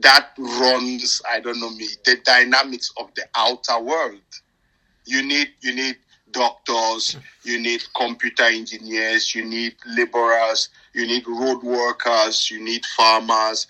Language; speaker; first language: English; non-native, local second language; French